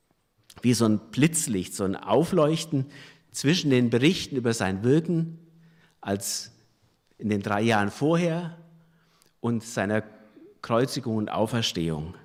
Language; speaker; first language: German; native; German